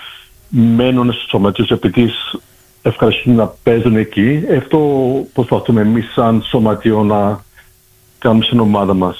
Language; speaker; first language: Greek; early bilingual, heritage; Greek